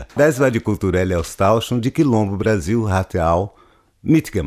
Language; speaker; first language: German; non-native, learner; Portuguese